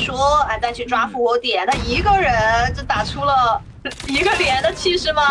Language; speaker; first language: Chinese; native; Chinese